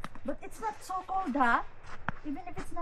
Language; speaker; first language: English; non-native, learner; Filipino